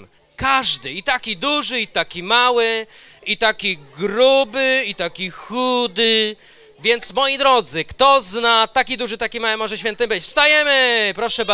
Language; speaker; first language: Polish; native; Polish